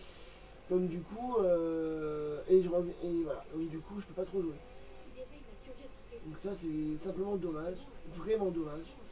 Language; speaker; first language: French; native; French